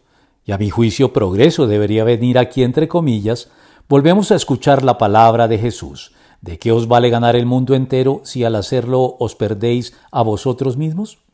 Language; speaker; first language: Spanish; native; Spanish